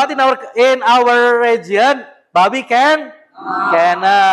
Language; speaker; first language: English; non-native, learner; Indonesian